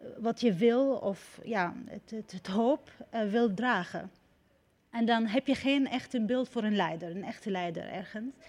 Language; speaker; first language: Dutch; non-native, fluent; Arabic